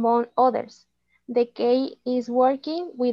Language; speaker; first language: English; non-native, fluent; Spanish